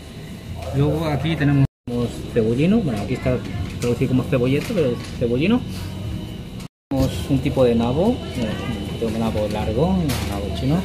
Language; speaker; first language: Spanish; non-native, fluent; Chinese